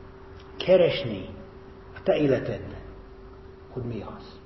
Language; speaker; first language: Hungarian; non-native, fluent; English